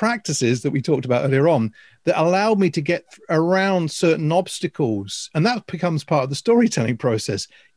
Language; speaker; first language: English; native; English